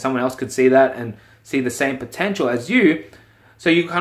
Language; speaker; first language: English; native; English